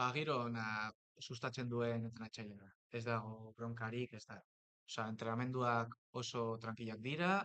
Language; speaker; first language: Basque; non-native, local second language; Spanish